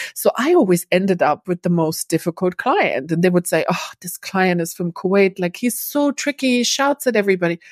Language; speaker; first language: English; non-native, fluent; German